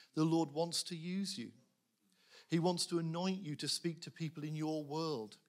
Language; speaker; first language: English; native; English